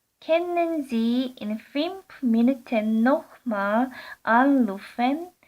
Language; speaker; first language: German; non-native, learner; Korean